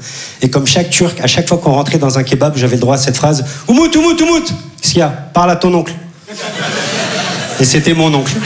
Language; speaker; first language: French; early bilingual, other home language; Turkish